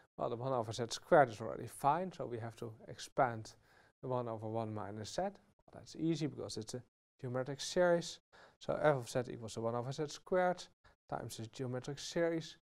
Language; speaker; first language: English; non-native, fluent; Dutch